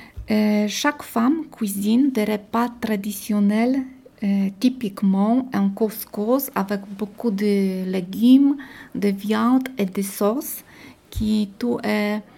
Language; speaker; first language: French; non-native, learner; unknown